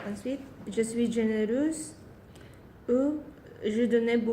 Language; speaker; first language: French; non-native, learner; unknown